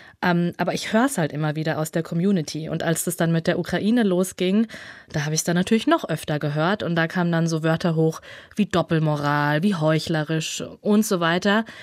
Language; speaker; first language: German; early bilingual, other home language; Russian